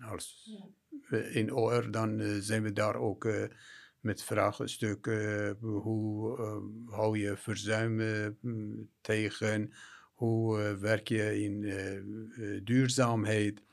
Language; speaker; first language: Dutch; non-native, fluent; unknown